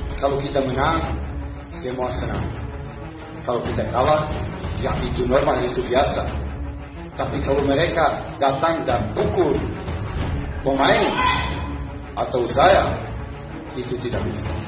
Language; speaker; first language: Indonesian; non-native, learner; Serbian